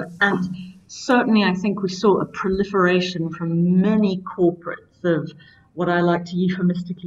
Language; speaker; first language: English; native; English